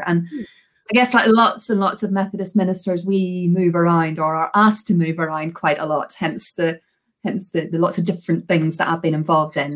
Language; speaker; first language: English; native; English